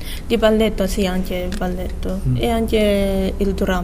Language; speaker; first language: Italian; non-native, learner; Japanese